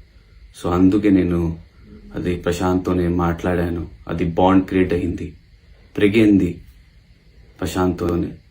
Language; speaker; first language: Telugu; non-native, local second language; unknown